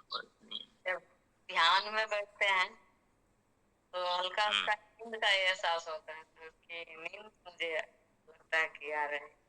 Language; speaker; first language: Hindi; native; Hindi